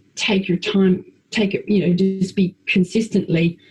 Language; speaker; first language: English; native; English